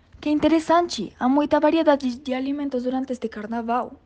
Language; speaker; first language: Portuguese; non-native, learner; Spanish